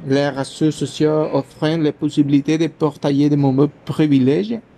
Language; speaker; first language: French; non-native, learner; Spanish